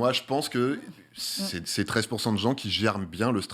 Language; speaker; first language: French; native; French